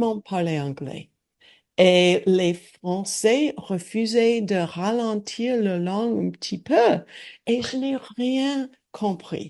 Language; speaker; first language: French; non-native, learner; English